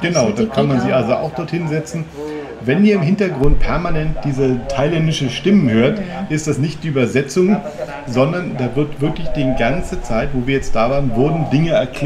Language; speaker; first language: German; native; German